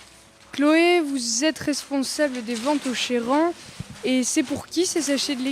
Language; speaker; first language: French; native; French